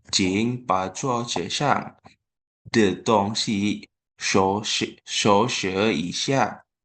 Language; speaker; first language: Chinese; non-native, learner; Indonesian